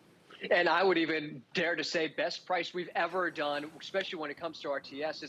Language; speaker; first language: English; native; English